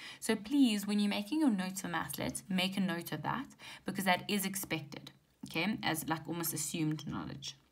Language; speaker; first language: English; native; English